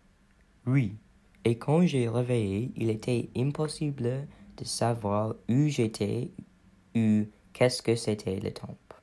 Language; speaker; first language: French; non-native, learner; English